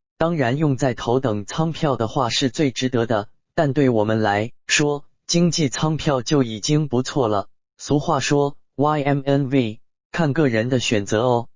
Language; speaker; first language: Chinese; native; Chinese